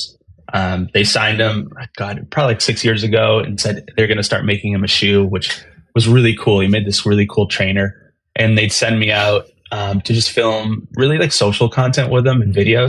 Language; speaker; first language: English; native; English